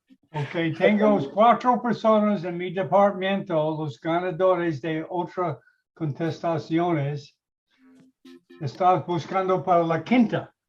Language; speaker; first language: Spanish; non-native, learner; English